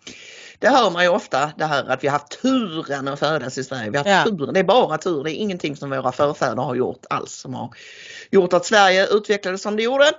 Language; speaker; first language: Swedish; native; Swedish